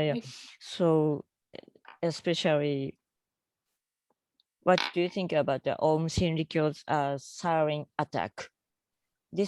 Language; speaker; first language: English; non-native, learner; Japanese